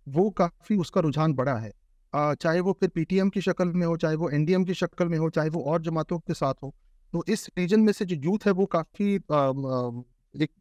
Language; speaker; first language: Urdu; non-native, local second language; Pashto